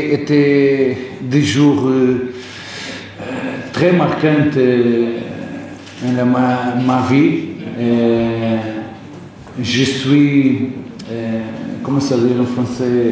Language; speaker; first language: French; non-native, learner; Portuguese